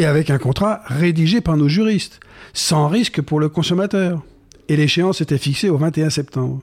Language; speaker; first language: French; native; French